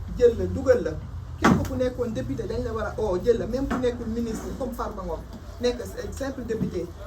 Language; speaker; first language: Wolof; non-native, local second language; Fula